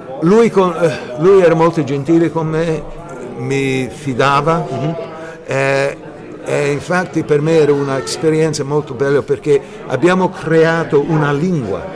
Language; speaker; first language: Italian; early bilingual, heritage; English